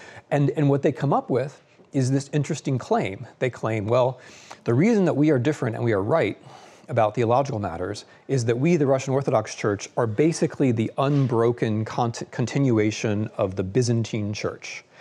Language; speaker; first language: English; native; English